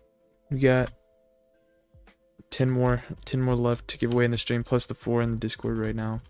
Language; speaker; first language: English; native; English